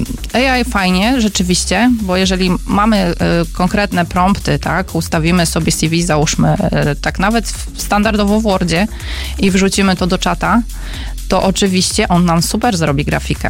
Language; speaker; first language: Polish; native; Polish